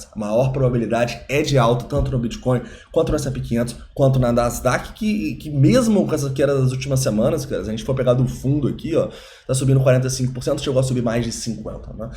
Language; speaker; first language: Portuguese; native; Portuguese